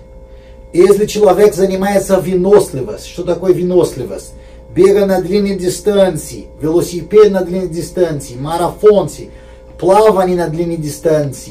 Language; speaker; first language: Russian; non-native, fluent; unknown